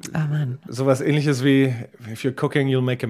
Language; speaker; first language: German; native; German